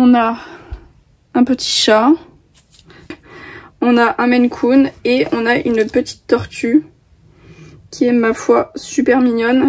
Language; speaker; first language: French; native; French